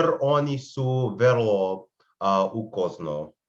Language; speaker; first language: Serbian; non-native, learner; English